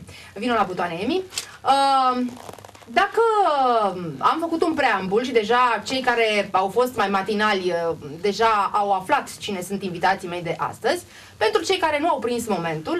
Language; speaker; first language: Romanian; native; Romanian